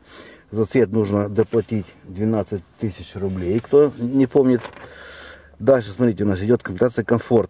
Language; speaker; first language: Russian; native; Russian